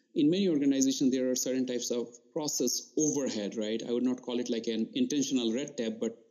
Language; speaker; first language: English; non-native, local second language; Bangla